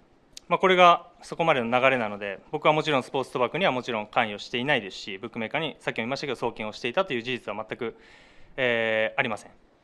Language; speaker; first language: Japanese; native; Japanese